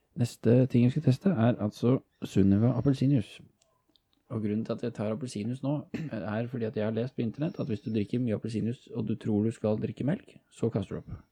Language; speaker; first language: Norwegian; native; Norwegian